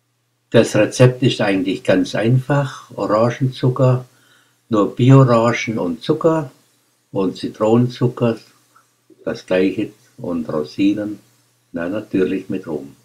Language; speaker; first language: German; native; German